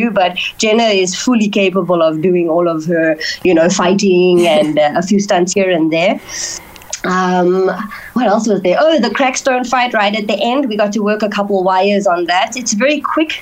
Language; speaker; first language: English; native; English